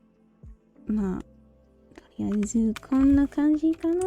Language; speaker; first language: Japanese; non-native, learner; English